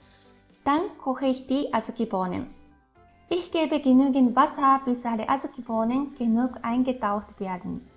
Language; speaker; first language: German; non-native, fluent; Japanese